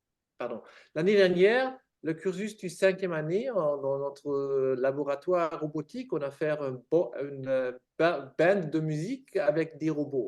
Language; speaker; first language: French; non-native, fluent; German